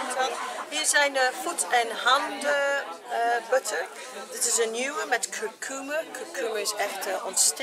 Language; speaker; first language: Dutch; non-native, fluent; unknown